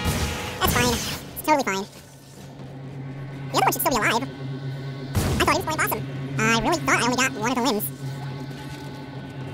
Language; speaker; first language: English; native; English